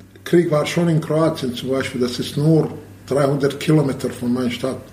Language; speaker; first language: German; non-native, learner; Bosnian